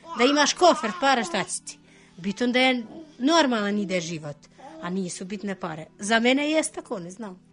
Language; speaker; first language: Serbian; non-native, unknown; Albanian